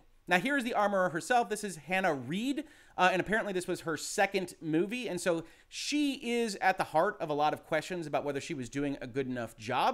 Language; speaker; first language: English; native; English